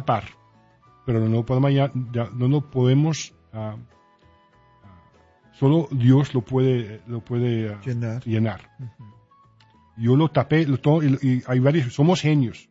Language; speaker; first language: Spanish; early bilingual, heritage; Spanish